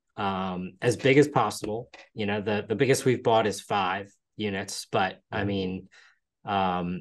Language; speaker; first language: English; native; English